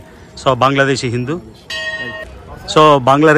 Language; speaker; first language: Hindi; non-native, local second language; Telugu